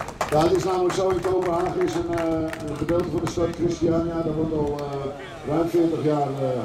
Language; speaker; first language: Dutch; native; Dutch